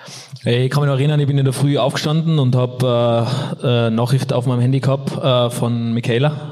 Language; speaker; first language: German; native; German